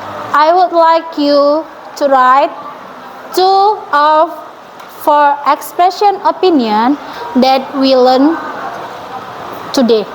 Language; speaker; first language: English; non-native, learner; Indonesian